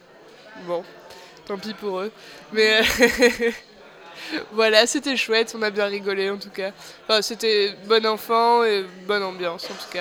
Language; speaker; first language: French; non-native, fluent; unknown